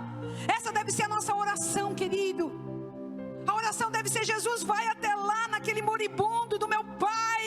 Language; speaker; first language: Portuguese; native; Portuguese